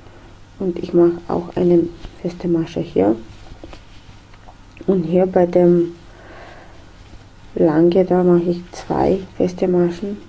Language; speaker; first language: German; non-native, fluent; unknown